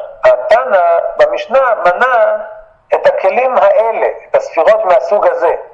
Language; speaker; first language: Hebrew; native; Hebrew